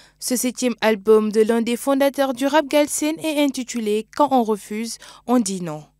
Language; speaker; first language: French; non-native, local second language; Wolof